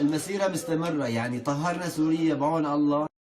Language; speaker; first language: Arabic; native; Arabic